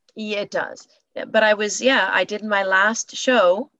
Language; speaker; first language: English; native; English